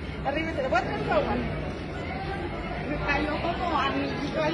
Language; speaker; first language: Spanish; native; Spanish